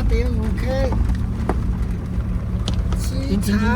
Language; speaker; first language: Chinese; native; Chinese